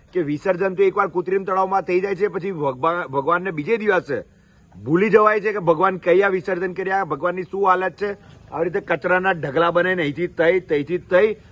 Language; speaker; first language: Gujarati; native; Gujarati